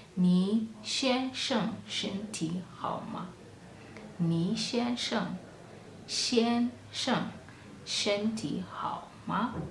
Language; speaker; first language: Chinese; non-native, fluent; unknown